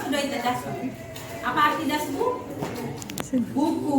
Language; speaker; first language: German; non-native, learner; Indonesian